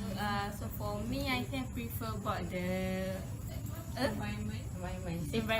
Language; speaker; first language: English; non-native, local second language; Malay